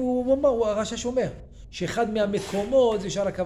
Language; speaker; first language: Hebrew; non-native, fluent; French